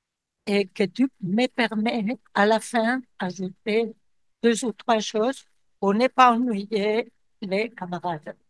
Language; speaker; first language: French; non-native, fluent; Spanish